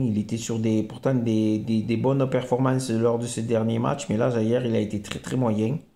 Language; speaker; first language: French; native; French